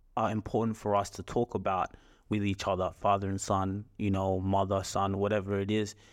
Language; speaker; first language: English; native; English